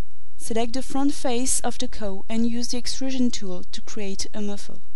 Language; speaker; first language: English; non-native, fluent; French